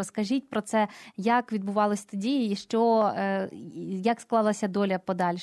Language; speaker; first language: Ukrainian; native; Ukrainian